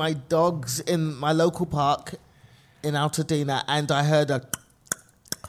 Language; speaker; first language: English; native; English